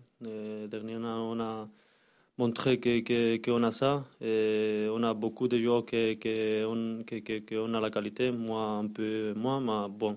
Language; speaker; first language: French; non-native, learner; Spanish